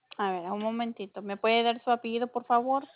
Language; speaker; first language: Spanish; early bilingual, heritage; Spanish